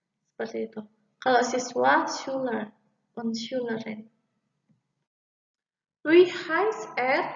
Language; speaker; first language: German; non-native, learner; Indonesian